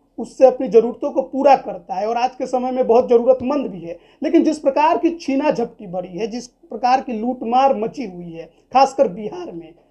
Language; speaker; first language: Hindi; native; Hindi